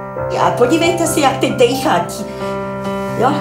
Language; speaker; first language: Czech; early bilingual, other home language; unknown